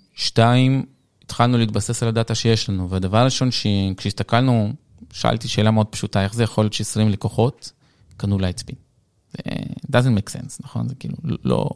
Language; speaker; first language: Hebrew; early bilingual, other home language; Russian